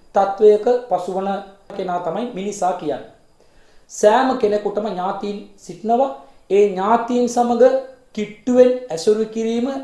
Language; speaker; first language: Sinhala; non-native, local second language; Tamil